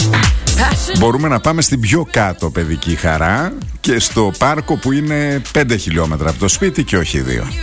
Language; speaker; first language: Greek; native; Greek